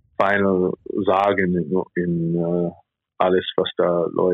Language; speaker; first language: German; non-native, fluent; English